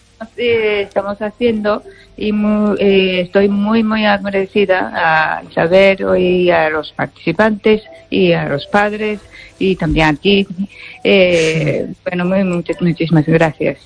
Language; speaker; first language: Spanish; non-native, learner; Japanese